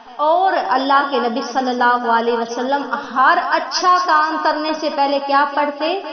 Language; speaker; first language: Urdu; non-native, local second language; Punjabi